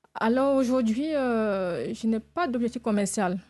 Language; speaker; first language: French; non-native, fluent; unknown